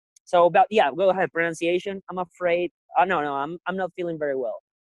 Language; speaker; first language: English; non-native, fluent; Spanish